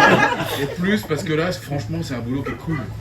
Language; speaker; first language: French; native; French